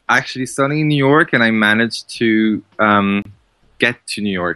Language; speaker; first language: English; native; English